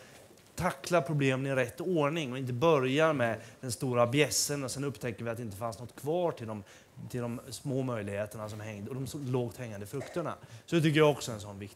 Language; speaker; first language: Swedish; native; Swedish